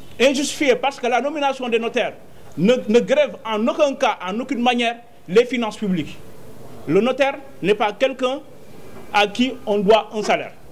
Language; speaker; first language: French; non-native, local second language; Wolof